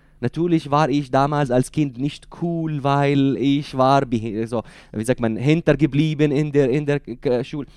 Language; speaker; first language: German; non-native, fluent; Arabic